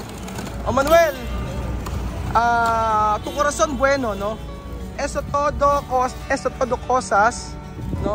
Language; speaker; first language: Spanish; non-native, learner; Filipino